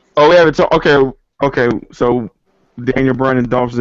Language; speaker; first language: English; native; English